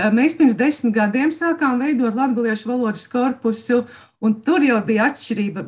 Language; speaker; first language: Latvian; native; Latvian